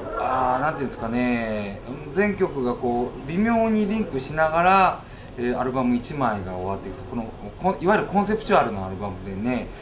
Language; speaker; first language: Japanese; native; Japanese